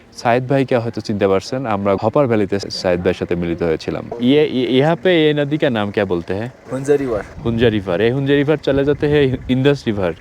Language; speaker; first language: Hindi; non-native, learner; Bangla